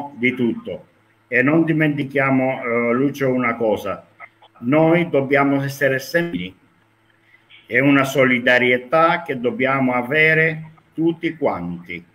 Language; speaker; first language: Italian; non-native, fluent; Greek